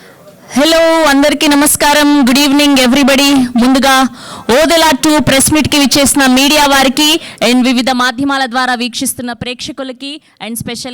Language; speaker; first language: Telugu; native; Telugu